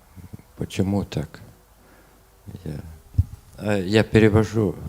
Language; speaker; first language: Russian; non-native, fluent; Lithuanian